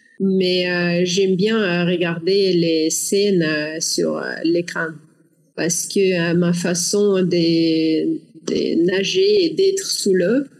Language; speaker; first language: French; non-native, learner; Russian